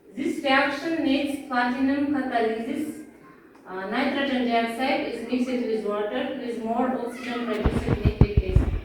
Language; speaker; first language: English; non-native, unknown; Kazakh